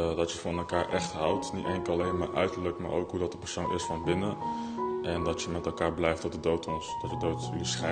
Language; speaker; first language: Dutch; native; Dutch